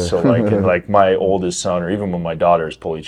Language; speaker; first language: English; native; English